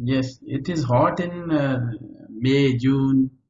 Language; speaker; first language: English; native; English